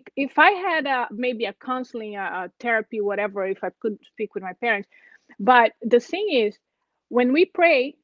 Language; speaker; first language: English; non-native, fluent; Portuguese